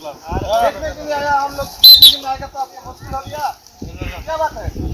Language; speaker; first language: Hindi; non-native, learner; Bangla